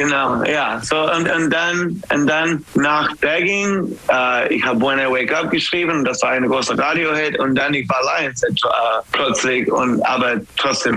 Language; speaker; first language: German; non-native, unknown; English